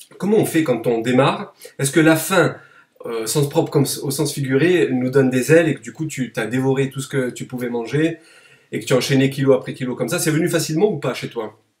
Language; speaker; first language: French; native; French